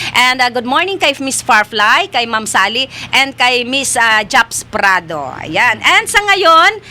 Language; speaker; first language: Filipino; non-native, local second language; Bikol